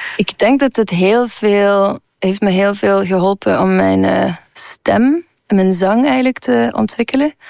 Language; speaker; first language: Dutch; non-native, local second language; French